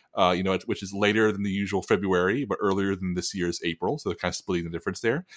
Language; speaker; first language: English; native; English